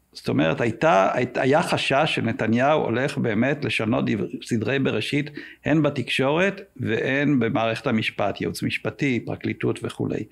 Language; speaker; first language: Hebrew; native; Hebrew